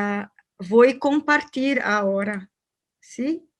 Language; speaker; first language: Spanish; non-native, learner; Portuguese